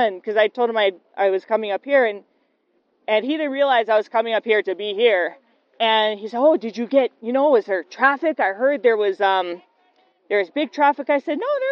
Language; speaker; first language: English; native; English